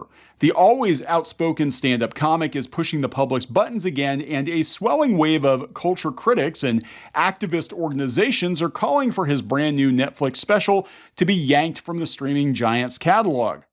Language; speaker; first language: English; native; English